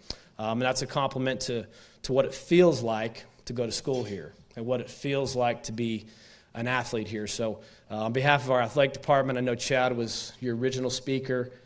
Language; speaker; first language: English; native; English